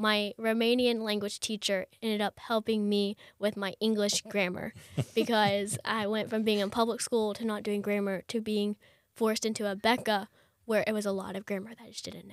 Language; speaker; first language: English; native; English